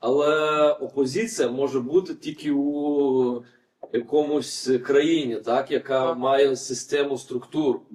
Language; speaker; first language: Ukrainian; non-native, fluent; Lithuanian